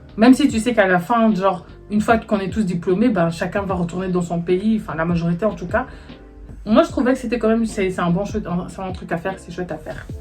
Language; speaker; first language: French; native; French